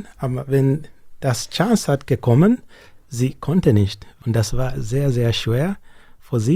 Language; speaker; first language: German; non-native, learner; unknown